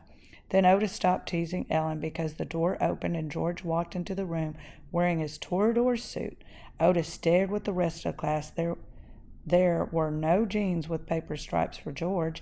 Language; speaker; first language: English; native; English